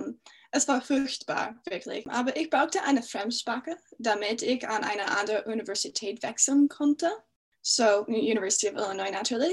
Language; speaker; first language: German; non-native, fluent; English